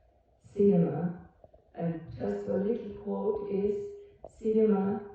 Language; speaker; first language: English; non-native, learner; Portuguese